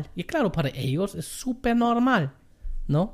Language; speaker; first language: Spanish; non-native, learner; German